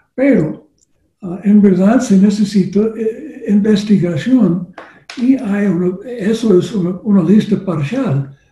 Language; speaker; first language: Spanish; non-native, learner; English